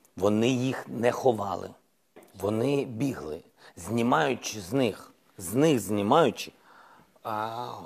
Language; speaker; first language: Ukrainian; non-native, local second language; Russian